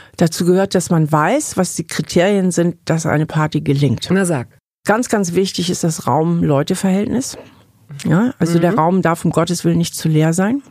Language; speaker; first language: German; native; German